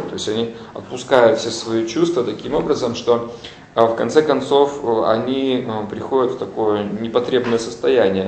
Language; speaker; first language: Russian; native; Russian